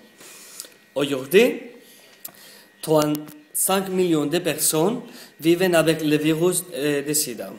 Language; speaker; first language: French; non-native, learner; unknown